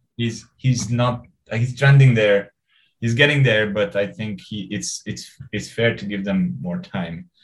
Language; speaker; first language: English; non-native, fluent; Hungarian